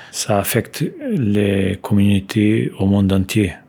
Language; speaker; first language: French; non-native, fluent; Portuguese